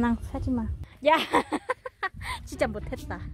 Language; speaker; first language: Korean; non-native, learner; Vietnamese